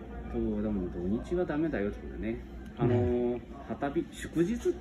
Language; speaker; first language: Japanese; native; Japanese